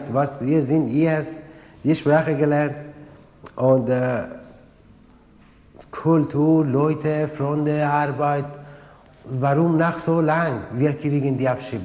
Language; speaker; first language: German; non-native, learner; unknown